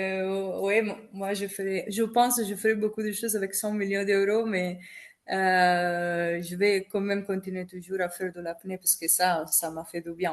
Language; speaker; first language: French; non-native, fluent; Italian